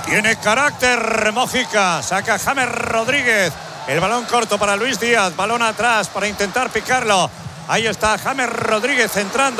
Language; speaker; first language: Spanish; native; Spanish